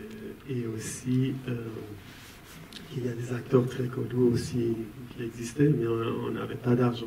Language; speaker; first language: French; non-native, fluent; Persian